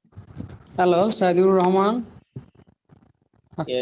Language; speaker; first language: English; non-native, learner; Bangla